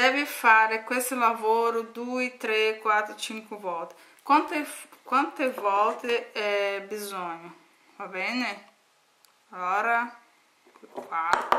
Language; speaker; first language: Italian; non-native, learner; Portuguese